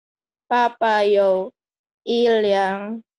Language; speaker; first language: Chinese; non-native, learner; Indonesian